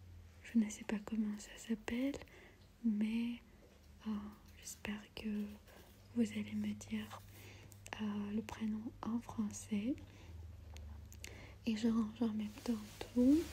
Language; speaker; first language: French; non-native, fluent; Armenian